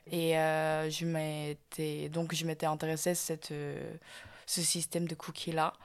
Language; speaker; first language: French; non-native, fluent; Korean